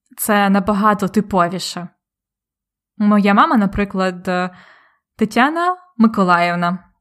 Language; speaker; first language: Ukrainian; native; Ukrainian